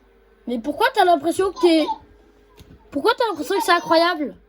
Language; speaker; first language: French; native; French